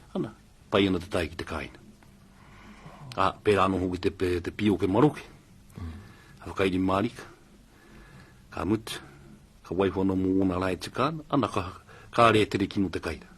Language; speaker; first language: Māori; native; Māori